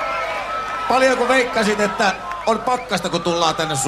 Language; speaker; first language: Finnish; native; Finnish